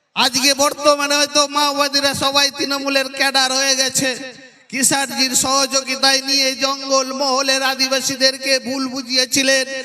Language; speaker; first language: Bangla; non-native, local second language; Santali